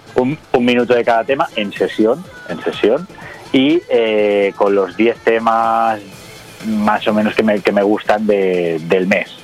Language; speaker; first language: Spanish; native; Spanish